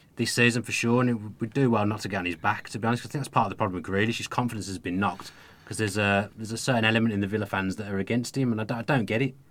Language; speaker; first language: English; native; English